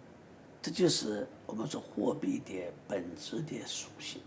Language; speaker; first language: Chinese; native; Chinese